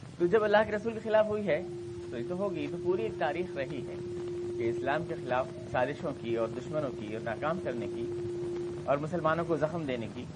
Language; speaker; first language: Urdu; native; Urdu